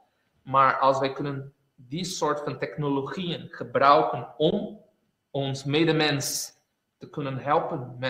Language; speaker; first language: Dutch; non-native, fluent; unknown